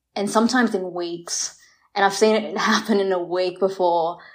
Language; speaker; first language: English; early bilingual, other home language; Vietnamese